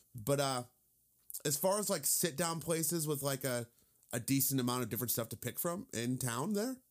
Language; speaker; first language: English; native; English